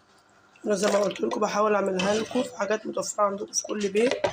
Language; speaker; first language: Arabic; native; Arabic